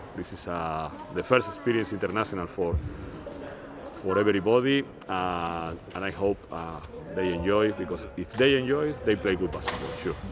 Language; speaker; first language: English; non-native, learner; Spanish